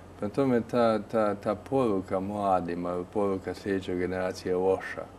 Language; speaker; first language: Croatian; native; Croatian